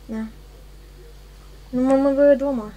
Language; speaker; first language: Lithuanian; early bilingual, other home language; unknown